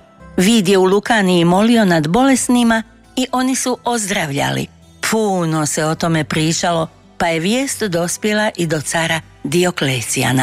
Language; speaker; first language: Croatian; native; Croatian